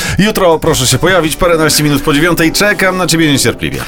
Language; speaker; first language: Polish; native; Polish